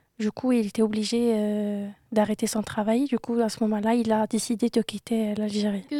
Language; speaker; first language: French; non-native, local second language; Arabic